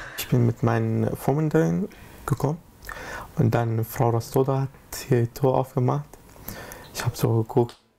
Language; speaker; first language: German; non-native, learner; Arabic